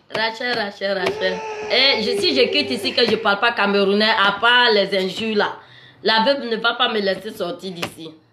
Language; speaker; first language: French; native; French